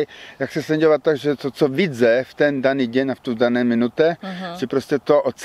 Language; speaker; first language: Polish; non-native, learner; Czech